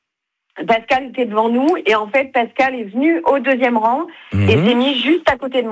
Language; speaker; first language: French; native; French